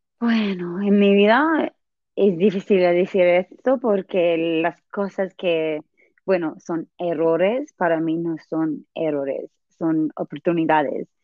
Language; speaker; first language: Spanish; non-native, learner; English